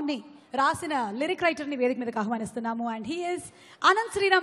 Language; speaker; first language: Telugu; native; Telugu